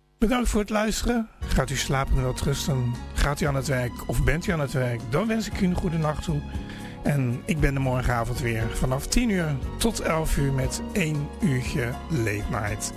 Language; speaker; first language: Dutch; native; Dutch